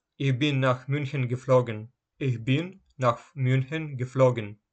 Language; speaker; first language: German; non-native, fluent; Ukrainian